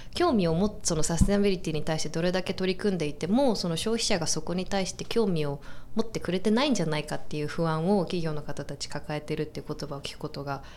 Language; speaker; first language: Japanese; native; Japanese